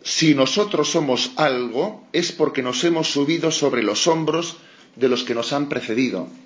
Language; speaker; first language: Spanish; non-native, local second language; Basque